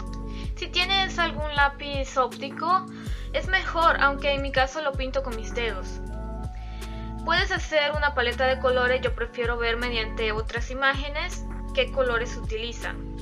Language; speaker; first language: Spanish; native; Spanish